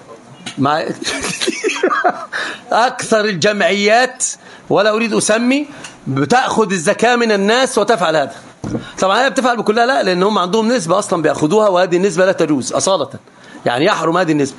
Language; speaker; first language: Arabic; native; Arabic